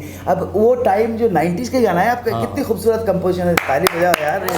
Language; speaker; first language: Hindi; native; Hindi